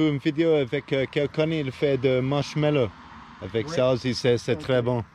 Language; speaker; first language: French; non-native, learner; English